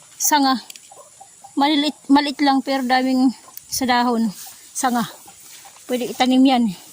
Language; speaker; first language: Filipino; non-native, local second language; Waray